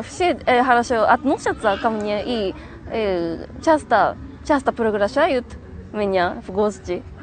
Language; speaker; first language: Russian; non-native, learner; Japanese